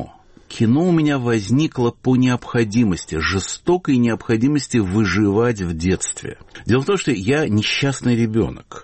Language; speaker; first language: Russian; native; Russian